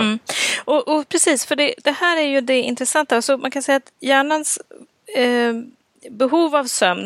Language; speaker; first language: Swedish; native; Swedish